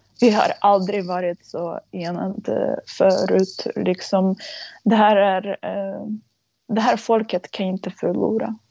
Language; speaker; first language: Swedish; non-native, fluent; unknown